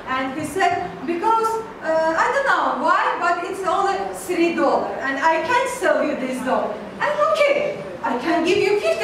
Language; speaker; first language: English; non-native, learner; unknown